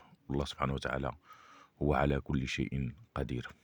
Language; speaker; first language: Arabic; native; Arabic